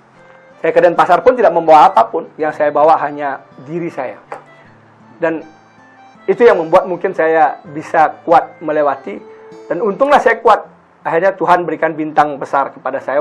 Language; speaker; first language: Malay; non-native, local second language; Balinese